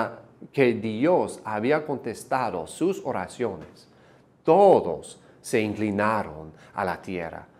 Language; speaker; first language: Spanish; non-native, fluent; English